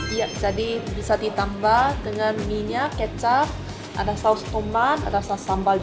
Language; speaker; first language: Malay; non-native, fluent; Korean